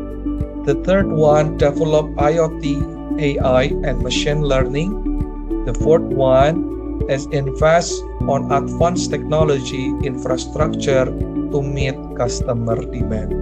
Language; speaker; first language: English; non-native, learner; Indonesian